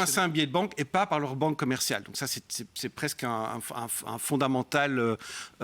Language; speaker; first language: French; native; French